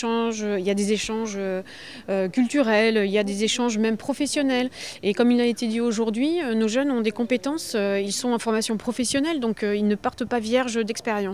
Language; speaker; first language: French; native; French